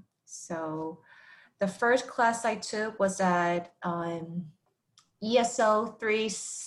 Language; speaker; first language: English; non-native, fluent; Korean